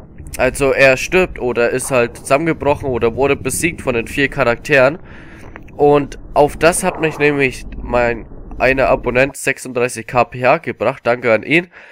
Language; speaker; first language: German; native; German